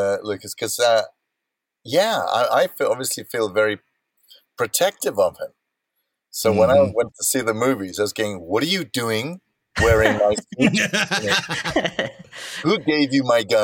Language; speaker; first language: English; native; English